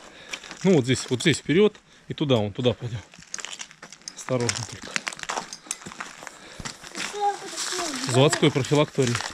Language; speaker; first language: Russian; native; Russian